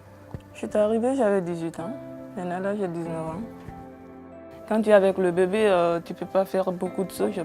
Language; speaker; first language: French; non-native, learner; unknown